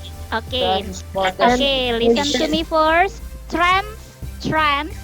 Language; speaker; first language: English; non-native, fluent; Indonesian